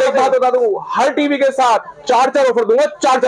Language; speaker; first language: Hindi; native; Hindi